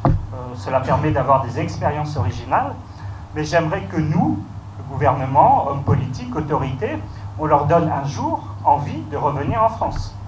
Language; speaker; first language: French; native; French